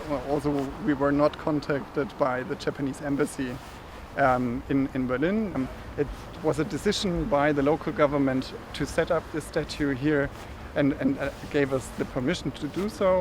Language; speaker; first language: English; non-native, fluent; German